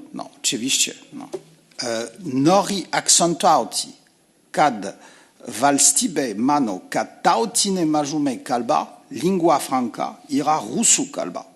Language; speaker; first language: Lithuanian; non-native, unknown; French